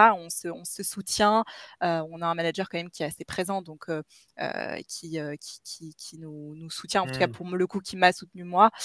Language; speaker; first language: French; native; French